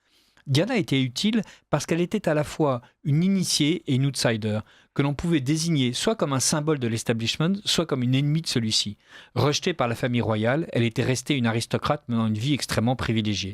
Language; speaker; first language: French; native; French